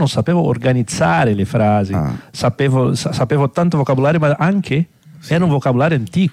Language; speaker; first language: Italian; non-native, fluent; Portuguese